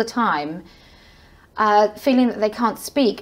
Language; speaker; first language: English; native; English